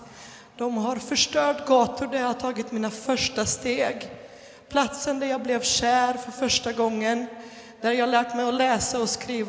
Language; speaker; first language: Swedish; non-native, fluent; Ukrainian